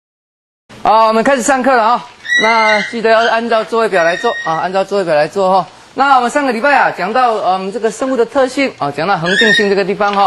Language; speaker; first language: Chinese; native; Chinese